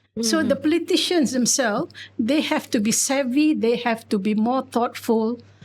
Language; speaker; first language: English; non-native, local second language; Malay